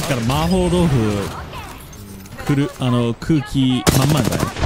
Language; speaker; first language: Japanese; early bilingual, heritage; Japanese